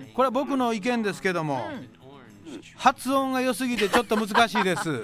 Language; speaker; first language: Japanese; native; Japanese